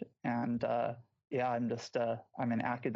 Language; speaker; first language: English; native; English